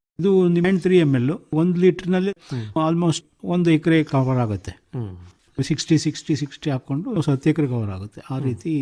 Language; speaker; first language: Kannada; native; Kannada